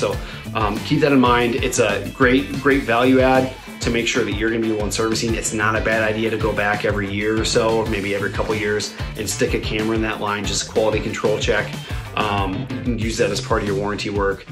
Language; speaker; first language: English; native; English